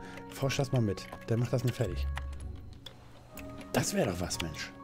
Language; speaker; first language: German; native; German